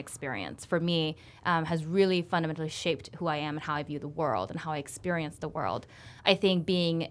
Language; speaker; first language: English; early bilingual, other home language; Korean